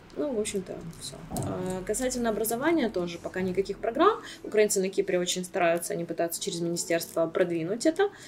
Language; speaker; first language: Russian; native; Russian